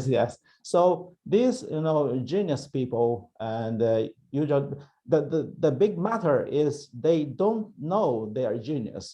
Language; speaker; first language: English; non-native, learner; Chinese